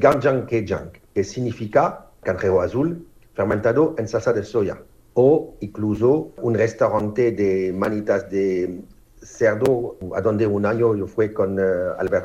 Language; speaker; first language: Spanish; non-native, learner; French